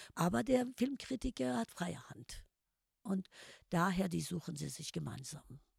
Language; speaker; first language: German; non-native, fluent; Persian